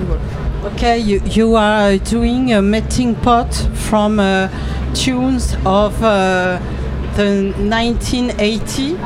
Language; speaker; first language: English; non-native, learner; French